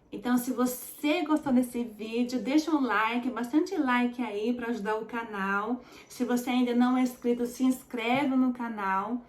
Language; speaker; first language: Portuguese; early bilingual, heritage; Portuguese